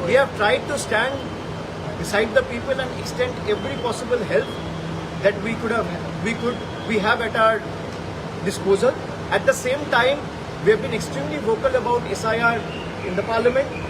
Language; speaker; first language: English; non-native, local second language; Bangla